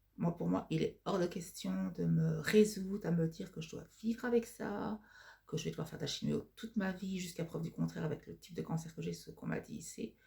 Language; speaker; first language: French; native; French